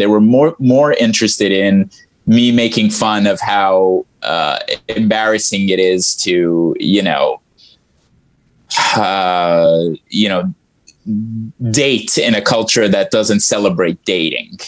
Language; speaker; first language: English; early bilingual, other home language; Arabic